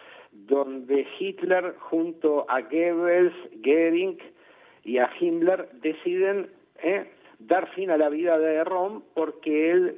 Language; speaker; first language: Spanish; native; Spanish